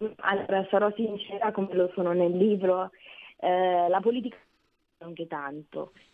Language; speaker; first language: Italian; early bilingual, other home language; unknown